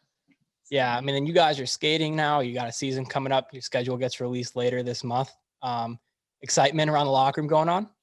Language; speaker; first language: English; native; English